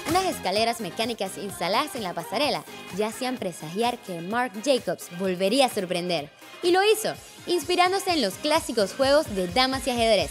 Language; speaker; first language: Spanish; native; Spanish